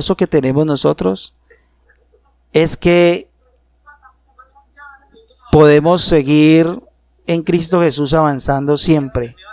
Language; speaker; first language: Spanish; native; Spanish